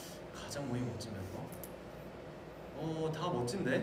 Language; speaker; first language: Korean; native; Korean